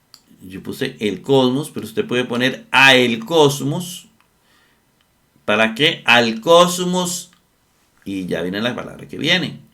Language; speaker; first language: Spanish; native; Spanish